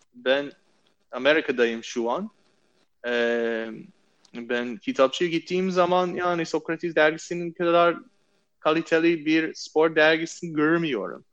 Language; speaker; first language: Turkish; non-native, fluent; English